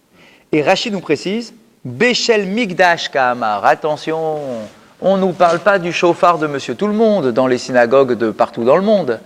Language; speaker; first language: French; native; French